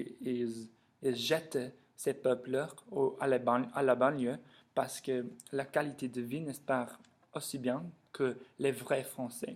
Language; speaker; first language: French; non-native, learner; English